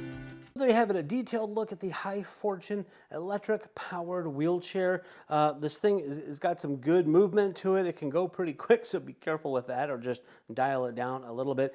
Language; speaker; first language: English; native; English